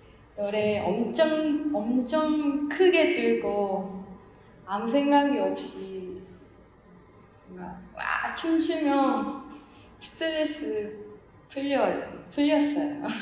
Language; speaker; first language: Korean; non-native, fluent; Japanese